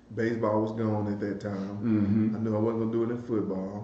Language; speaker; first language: English; native; English